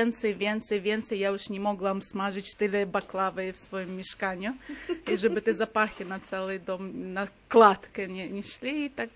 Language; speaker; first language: Polish; non-native, fluent; Crimean Tatar